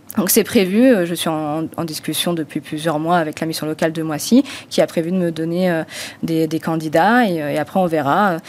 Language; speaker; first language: French; non-native, fluent; Romanian